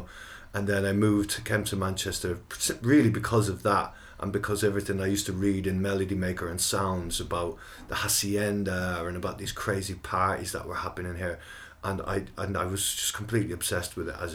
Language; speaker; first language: English; native; English